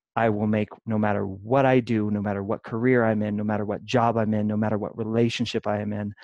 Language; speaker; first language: English; native; English